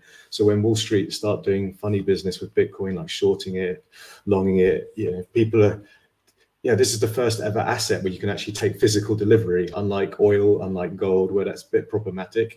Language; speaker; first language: English; native; English